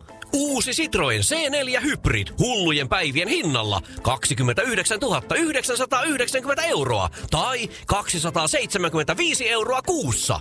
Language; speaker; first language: Finnish; native; Finnish